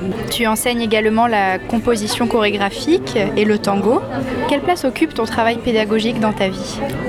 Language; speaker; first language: French; native; French